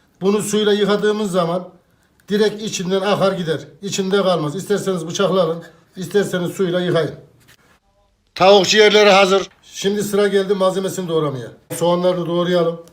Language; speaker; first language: Turkish; native; Turkish